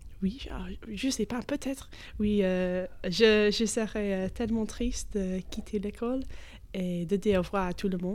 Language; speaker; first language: French; non-native, fluent; English